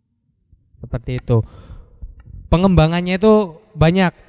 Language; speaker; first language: Indonesian; native; Indonesian